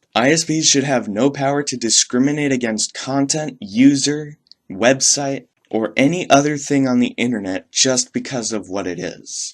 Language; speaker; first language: English; native; English